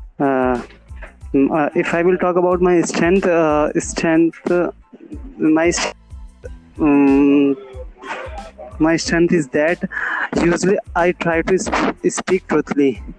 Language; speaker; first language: English; non-native, learner; Hindi